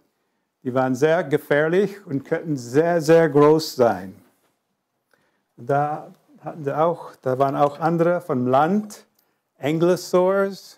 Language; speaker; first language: German; non-native, fluent; English